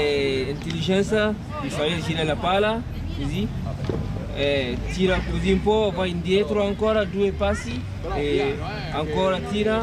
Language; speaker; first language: Italian; non-native, learner; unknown